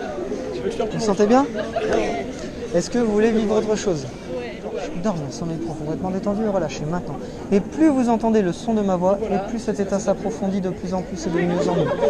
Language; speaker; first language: French; native; French